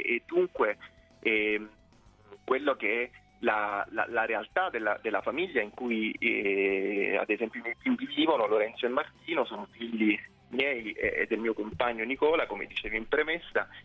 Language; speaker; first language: Italian; native; Italian